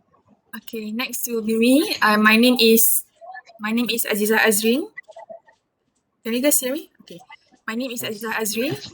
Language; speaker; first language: English; non-native, local second language; Malay